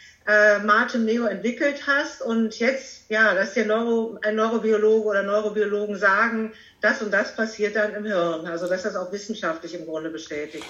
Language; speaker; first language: German; native; German